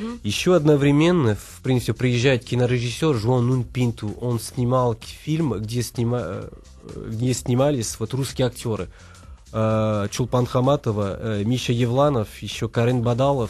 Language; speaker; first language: Russian; non-native, fluent; Portuguese